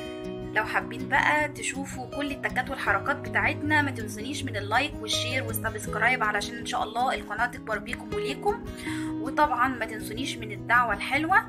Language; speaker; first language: Arabic; native; Arabic